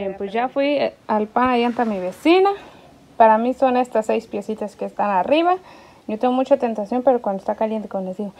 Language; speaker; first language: Spanish; native; Spanish